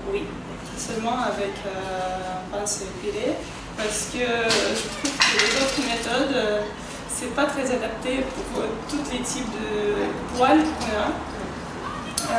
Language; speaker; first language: French; non-native, fluent; Russian